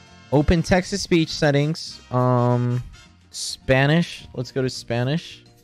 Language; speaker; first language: English; early bilingual, other home language; Spanish